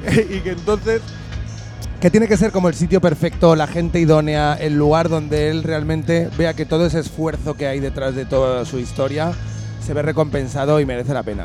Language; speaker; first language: Spanish; native; Spanish